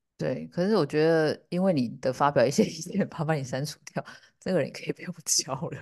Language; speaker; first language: Chinese; native; Chinese